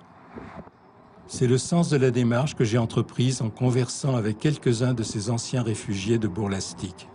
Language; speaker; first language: French; native; French